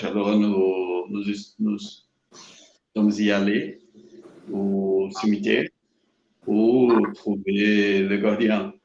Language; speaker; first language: French; non-native, learner; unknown